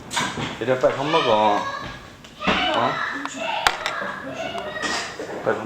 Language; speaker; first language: Korean; native; Korean